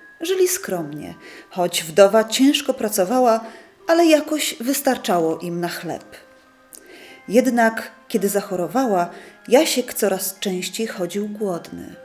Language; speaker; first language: Polish; native; Polish